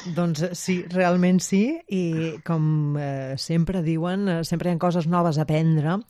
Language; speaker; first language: Catalan; native; Catalan